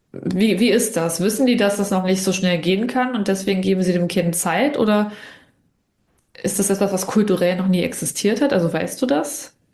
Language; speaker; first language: German; native; German